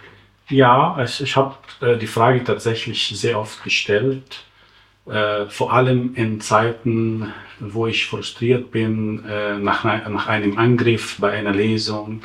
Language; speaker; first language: German; non-native, fluent; Arabic